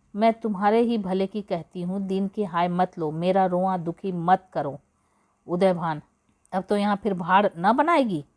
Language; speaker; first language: Hindi; native; Hindi